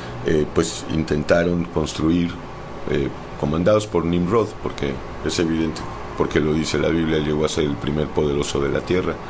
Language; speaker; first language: Spanish; native; Spanish